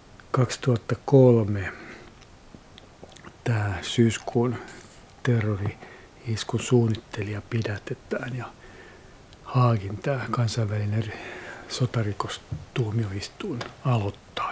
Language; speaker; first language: Finnish; native; Finnish